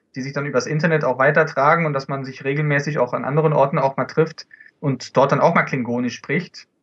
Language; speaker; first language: German; early bilingual, other home language; Dutch